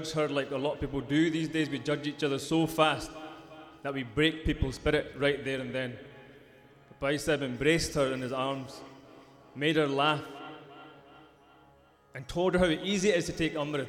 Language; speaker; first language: English; native; English